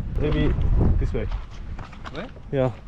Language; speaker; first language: English; non-native, learner; Korean